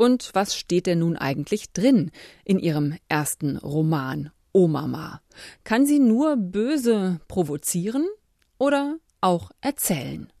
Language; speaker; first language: German; native; German